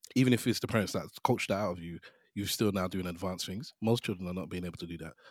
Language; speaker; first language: English; native; English